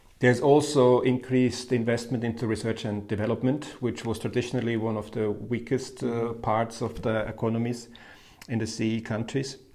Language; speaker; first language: English; non-native, fluent; German